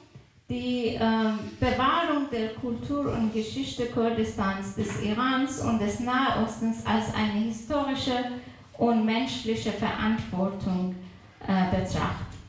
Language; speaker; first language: German; non-native, fluent; Persian